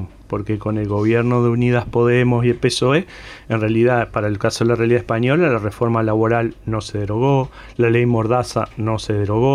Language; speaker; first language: Spanish; native; Spanish